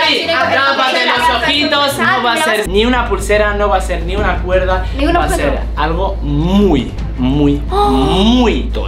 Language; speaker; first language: Spanish; native; Spanish